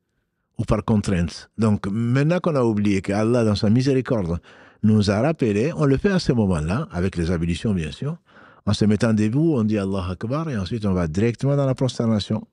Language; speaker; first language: French; native; French